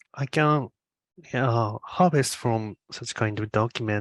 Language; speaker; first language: English; non-native, learner; Japanese